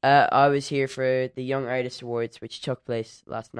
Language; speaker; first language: English; native; English